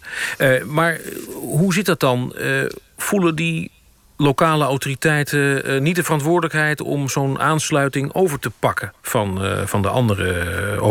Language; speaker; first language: Dutch; native; Dutch